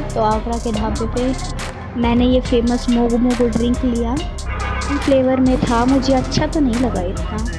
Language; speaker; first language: Hindi; native; Hindi